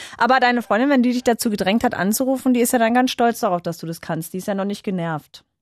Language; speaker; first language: German; native; German